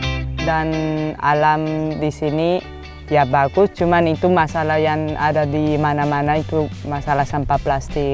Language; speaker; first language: Indonesian; non-native, fluent; Basque